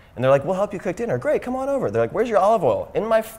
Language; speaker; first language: English; native; English